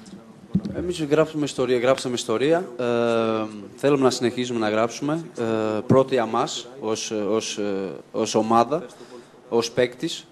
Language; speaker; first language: Greek; non-native, fluent; Portuguese